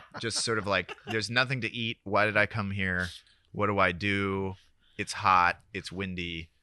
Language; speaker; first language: English; native; English